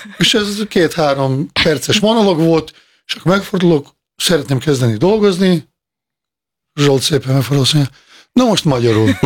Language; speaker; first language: Hungarian; non-native, fluent; Bosnian